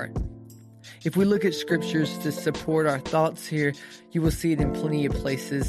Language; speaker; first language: English; native; English